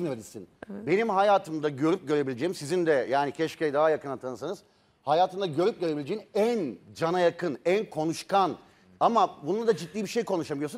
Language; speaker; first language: Turkish; native; Turkish